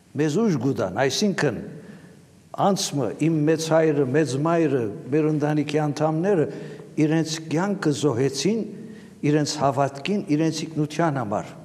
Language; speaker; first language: Armenian; native; Armenian